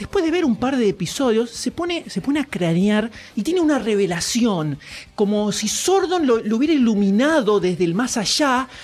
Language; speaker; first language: Spanish; native; Spanish